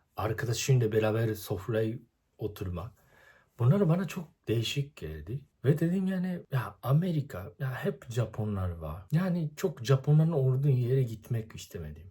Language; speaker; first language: Turkish; non-native, fluent; Japanese